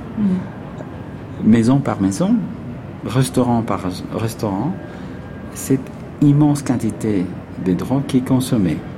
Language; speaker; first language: French; non-native, fluent; Spanish